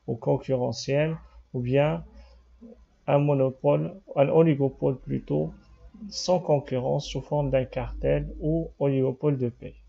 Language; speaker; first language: French; non-native, local second language; Arabic